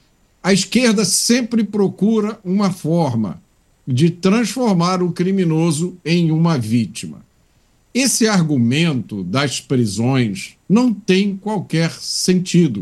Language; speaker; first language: Portuguese; native; Portuguese